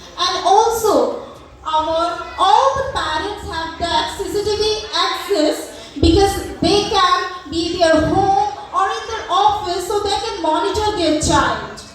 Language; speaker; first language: English; non-native, local second language; Bangla